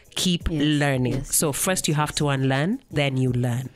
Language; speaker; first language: English; non-native, local second language; Kamba